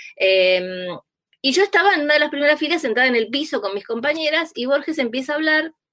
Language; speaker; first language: Spanish; native; Spanish